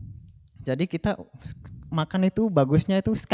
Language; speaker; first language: Indonesian; native; Indonesian